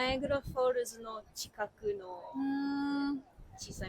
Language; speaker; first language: Japanese; non-native, learner; English